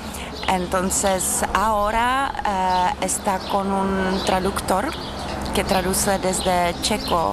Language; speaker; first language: Spanish; non-native, learner; Czech